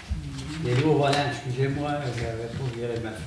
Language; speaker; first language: French; native; French